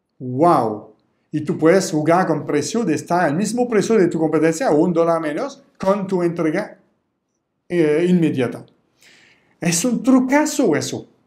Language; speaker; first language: Spanish; non-native, fluent; French